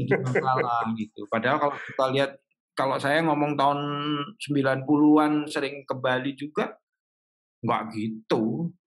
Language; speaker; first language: Indonesian; native; Indonesian